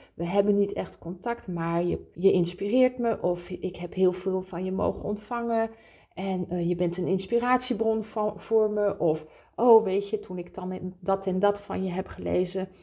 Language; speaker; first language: Dutch; early bilingual, heritage; Dutch